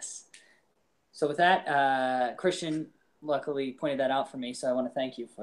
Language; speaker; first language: English; native; English